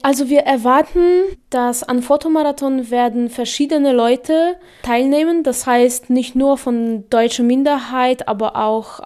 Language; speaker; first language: German; non-native, fluent; Polish